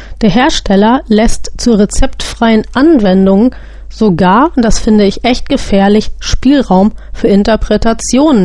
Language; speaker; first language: German; native; German